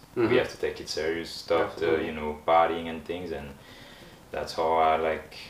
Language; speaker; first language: English; non-native, fluent; French